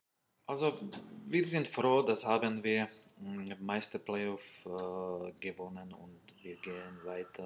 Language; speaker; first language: German; non-native, learner; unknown